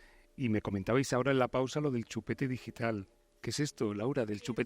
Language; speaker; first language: Spanish; native; Spanish